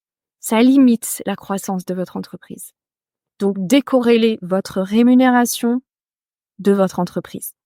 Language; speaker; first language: French; native; French